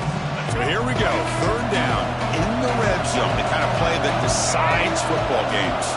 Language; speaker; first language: English; native; English